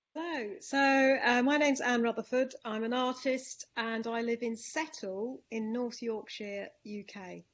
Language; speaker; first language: English; non-native, fluent; Dutch